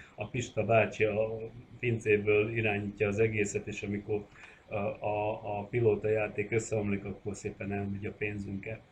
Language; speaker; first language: Hungarian; non-native, local second language; Croatian